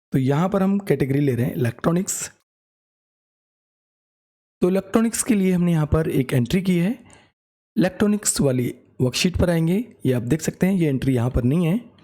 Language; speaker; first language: Hindi; native; Hindi